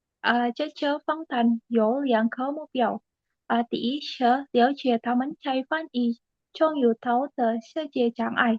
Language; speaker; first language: Chinese; non-native, learner; Indonesian